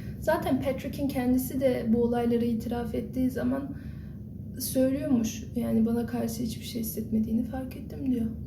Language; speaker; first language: Turkish; early bilingual, heritage; Turkish